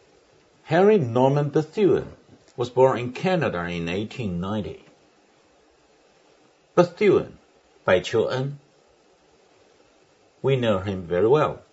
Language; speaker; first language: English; non-native, fluent; Chinese